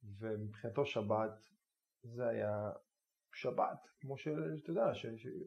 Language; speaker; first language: Hebrew; native; Hebrew